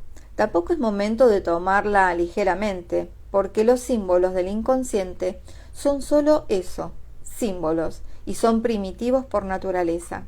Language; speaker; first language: Spanish; native; Spanish